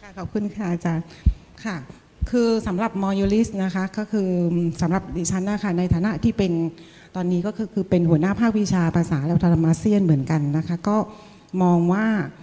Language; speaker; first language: Thai; non-native, fluent; Vietnamese